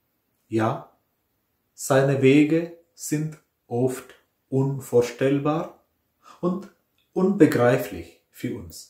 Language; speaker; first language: German; non-native, fluent; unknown